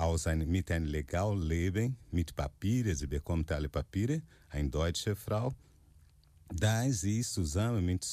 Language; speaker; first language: German; non-native, fluent; Portuguese